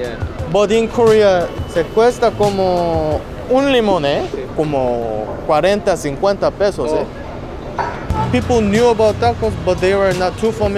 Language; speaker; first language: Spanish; non-native, learner; Korean